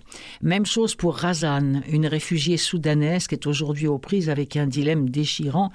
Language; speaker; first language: French; native; French